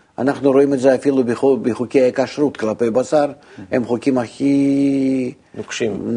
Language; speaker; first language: Hebrew; non-native, fluent; Russian